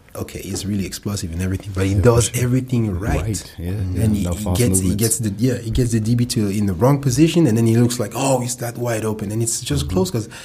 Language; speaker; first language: English; non-native, fluent; French